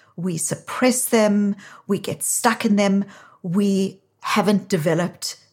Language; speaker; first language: English; native; English